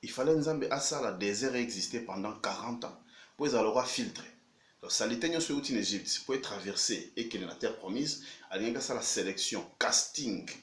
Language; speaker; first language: French; non-native, local second language; Lingala